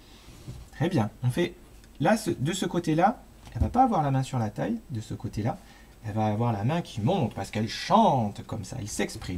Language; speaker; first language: French; native; French